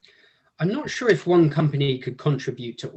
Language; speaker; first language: English; native; English